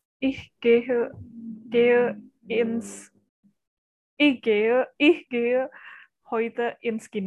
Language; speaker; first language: German; non-native, learner; Indonesian